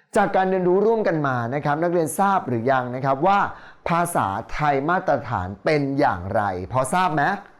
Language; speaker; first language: Thai; native; Thai